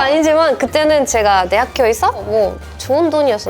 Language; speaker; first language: Korean; non-native, fluent; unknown